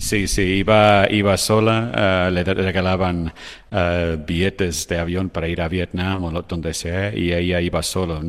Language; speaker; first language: Spanish; non-native, fluent; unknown